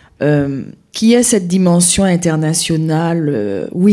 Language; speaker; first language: French; native; French